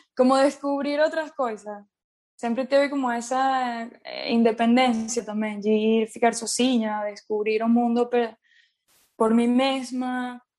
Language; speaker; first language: Portuguese; non-native, learner; Spanish